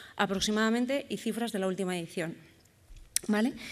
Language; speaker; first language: Spanish; native; Spanish